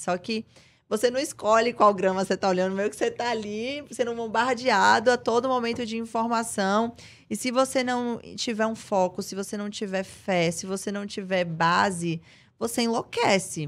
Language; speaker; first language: Portuguese; native; Portuguese